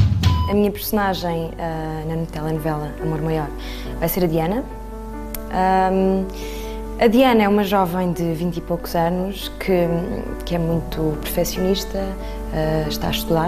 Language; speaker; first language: Portuguese; native; Portuguese